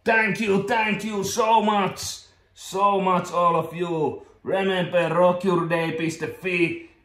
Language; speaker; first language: English; non-native, learner; Finnish